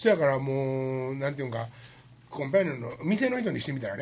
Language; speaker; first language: Japanese; native; Japanese